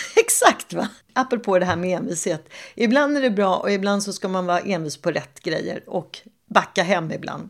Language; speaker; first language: Swedish; native; Swedish